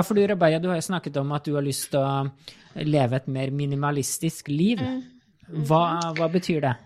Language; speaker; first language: Norwegian; native; Norwegian